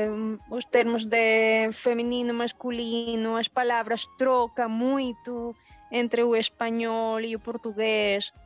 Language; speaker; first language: Portuguese; early bilingual, heritage; Spanish